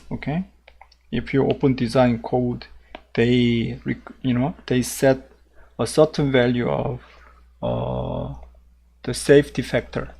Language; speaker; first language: English; non-native, fluent; Korean